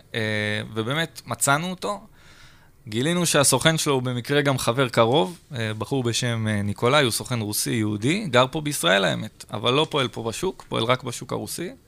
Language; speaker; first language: Hebrew; native; Hebrew